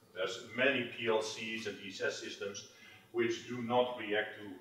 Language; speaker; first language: English; non-native, fluent; Dutch